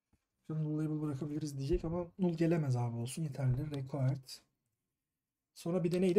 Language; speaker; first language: Turkish; native; Turkish